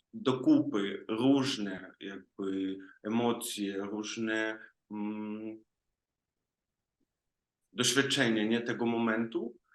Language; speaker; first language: Polish; non-native, fluent; Ukrainian